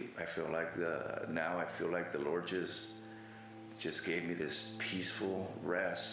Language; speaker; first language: English; native; English